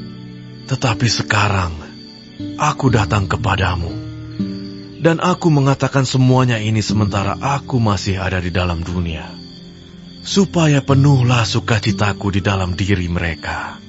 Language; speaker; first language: Indonesian; native; Indonesian